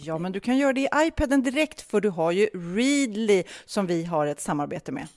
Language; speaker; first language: Swedish; native; Swedish